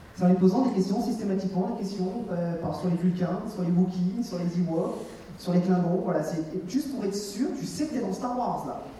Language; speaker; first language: French; native; French